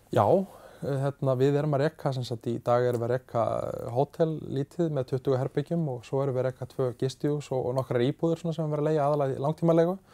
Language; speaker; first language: Icelandic; native; Icelandic